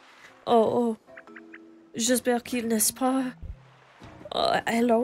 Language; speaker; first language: French; non-native, learner; English